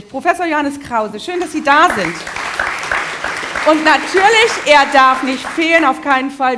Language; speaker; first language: German; native; German